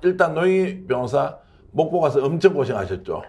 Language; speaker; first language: Korean; native; Korean